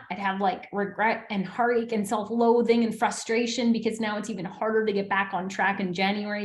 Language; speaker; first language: English; native; English